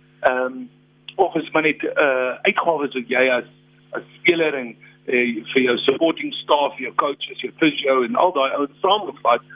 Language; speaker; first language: Afrikaans; native; Afrikaans